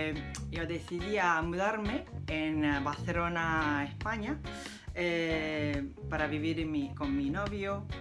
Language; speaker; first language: Spanish; non-native, learner; Japanese